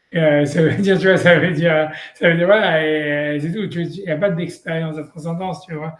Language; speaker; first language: French; native; French